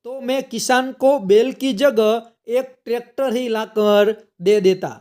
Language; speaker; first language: Hindi; non-native, local second language; Gujarati